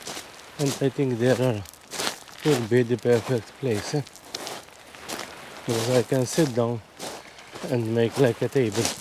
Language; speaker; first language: English; non-native, local second language; Maltese